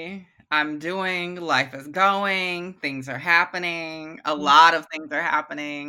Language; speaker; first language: English; native; English